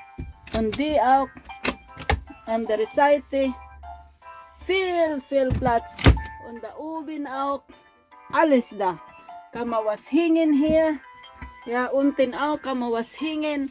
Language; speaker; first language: German; non-native, learner; Filipino